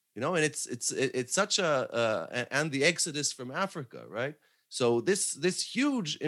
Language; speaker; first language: English; non-native, fluent; Hebrew